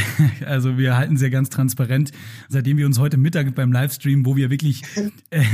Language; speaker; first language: German; native; German